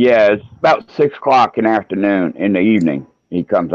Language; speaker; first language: English; native; English